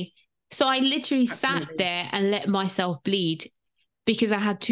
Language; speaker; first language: English; non-native, local second language; Yoruba